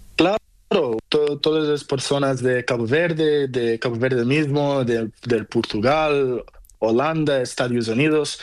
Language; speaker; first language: Spanish; non-native, learner; Portuguese